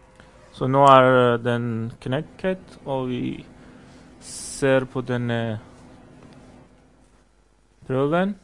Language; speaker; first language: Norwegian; non-native, fluent; Persian